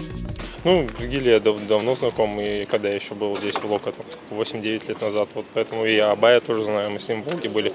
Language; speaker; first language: Russian; native; Russian